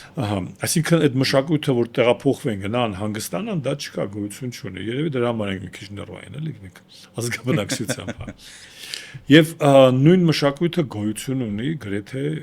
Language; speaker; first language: Armenian; native; Armenian